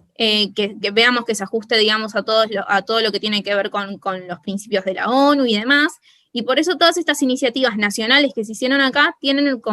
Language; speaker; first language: Spanish; native; Spanish